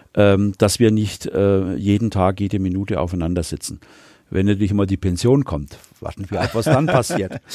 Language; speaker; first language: German; native; German